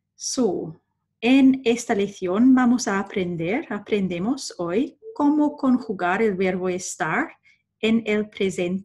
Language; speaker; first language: Spanish; non-native, fluent; English